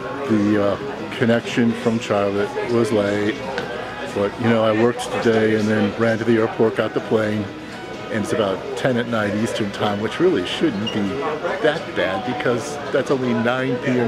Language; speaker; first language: English; native; English